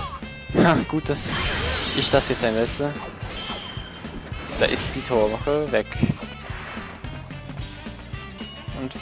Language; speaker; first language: German; native; German